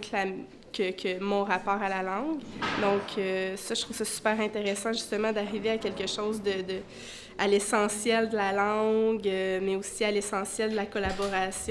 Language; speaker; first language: French; native; French